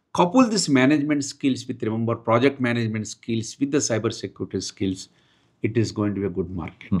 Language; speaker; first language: English; non-native, local second language; Telugu